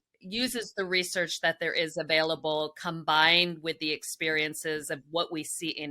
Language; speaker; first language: English; native; English